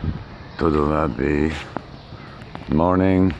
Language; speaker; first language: Spanish; non-native, learner; German